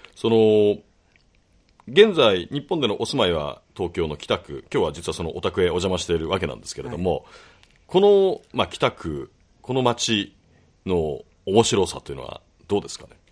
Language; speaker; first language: Japanese; native; Japanese